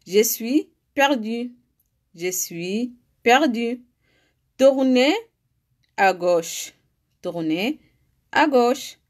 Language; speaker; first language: French; non-native, learner; Arabic